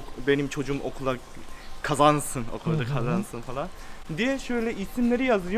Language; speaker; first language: Turkish; non-native, fluent; Korean